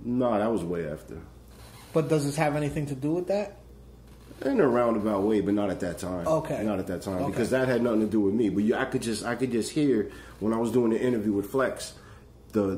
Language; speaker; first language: English; native; English